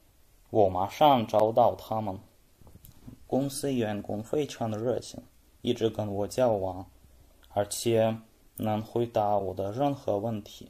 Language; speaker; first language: Chinese; non-native, fluent; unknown